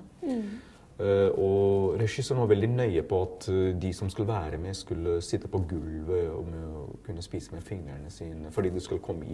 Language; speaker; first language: Norwegian; non-native, fluent; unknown